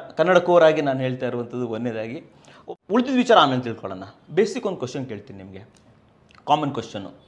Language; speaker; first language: Kannada; native; Kannada